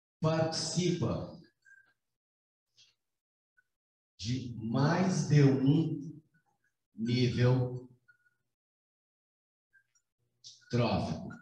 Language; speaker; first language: Portuguese; native; Portuguese